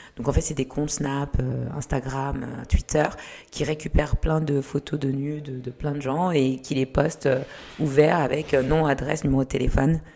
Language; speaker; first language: French; early bilingual, other home language; Kinyarwanda